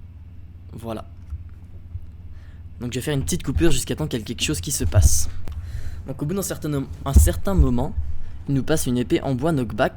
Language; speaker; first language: French; native; French